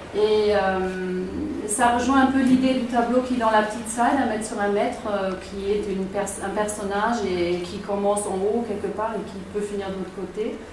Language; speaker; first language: French; non-native, fluent; German